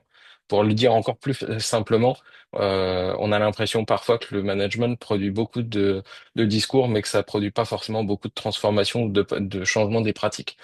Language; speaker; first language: French; native; French